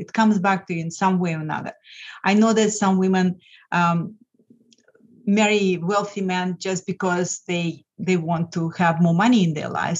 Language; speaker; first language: English; non-native, fluent; Lithuanian